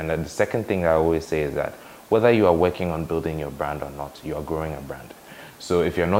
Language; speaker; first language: English; non-native, local second language; Akan